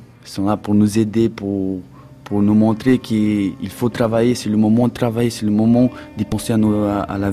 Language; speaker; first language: French; non-native, fluent; Portuguese